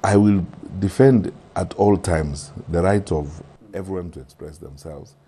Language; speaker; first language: English; non-native, local second language; Gusii